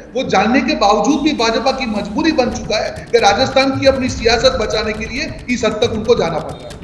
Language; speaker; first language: Hindi; non-native, local second language; Gujarati